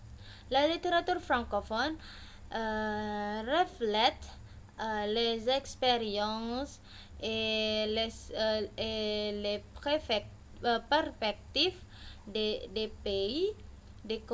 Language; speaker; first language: French; non-native, learner; Indonesian